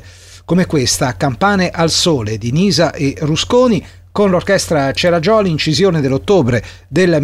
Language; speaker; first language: Italian; native; Italian